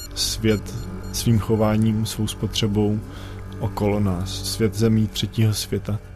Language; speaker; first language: Czech; native; Czech